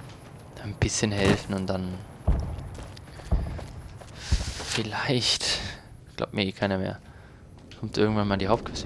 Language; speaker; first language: German; native; German